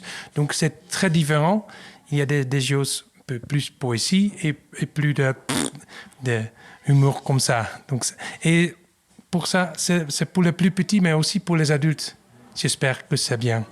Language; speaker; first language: French; non-native, learner; Dutch